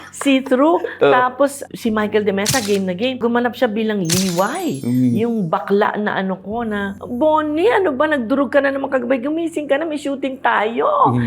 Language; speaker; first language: Filipino; native; Filipino